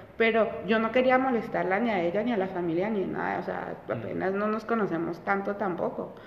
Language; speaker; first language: Spanish; early bilingual, heritage; Spanish